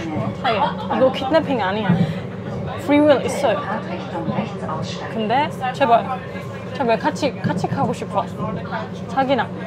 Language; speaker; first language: Korean; non-native, fluent; German